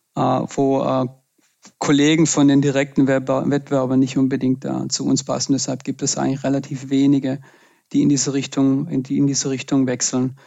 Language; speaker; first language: German; native; German